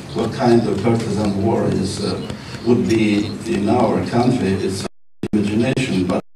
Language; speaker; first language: English; non-native, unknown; Ukrainian